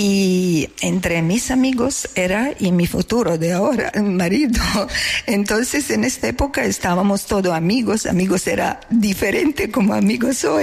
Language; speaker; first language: Spanish; non-native, learner; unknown